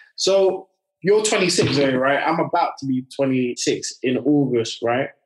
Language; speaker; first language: English; early bilingual, other home language; French